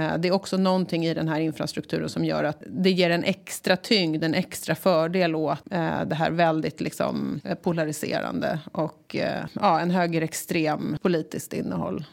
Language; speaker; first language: Swedish; native; Swedish